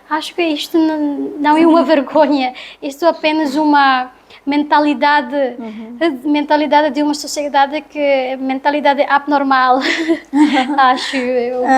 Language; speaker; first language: Portuguese; non-native, learner; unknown